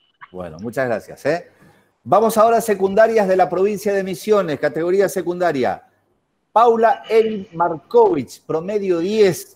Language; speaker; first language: Spanish; native; Spanish